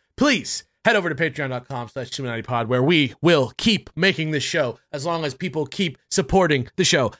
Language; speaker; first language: English; native; English